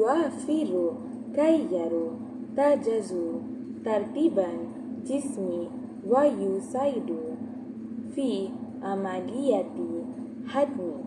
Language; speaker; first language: Arabic; non-native, learner; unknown